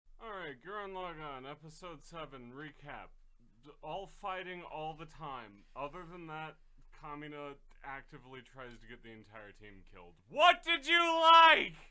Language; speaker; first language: English; native; English